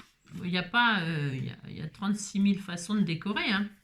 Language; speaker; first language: French; native; French